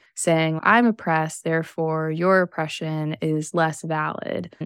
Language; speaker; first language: English; native; English